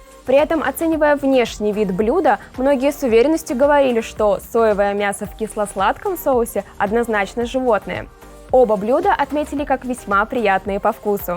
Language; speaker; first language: Russian; native; Russian